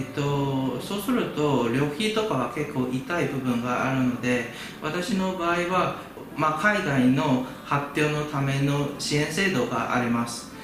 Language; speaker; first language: Japanese; non-native, fluent; Chinese